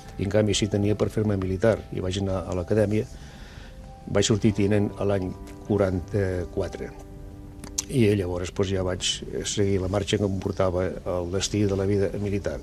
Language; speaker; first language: Catalan; non-native, local second language; Basque